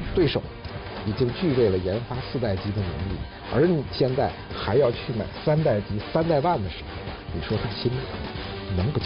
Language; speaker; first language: Chinese; native; Chinese